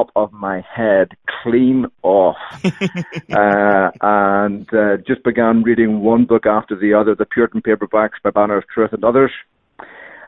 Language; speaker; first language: English; native; English